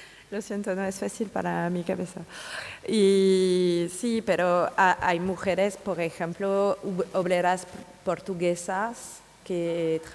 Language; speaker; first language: Spanish; non-native, learner; French